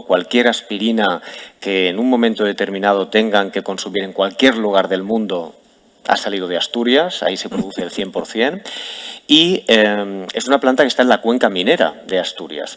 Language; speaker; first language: Spanish; native; Spanish